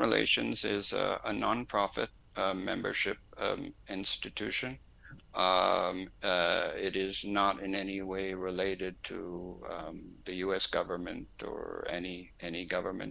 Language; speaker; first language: English; native; English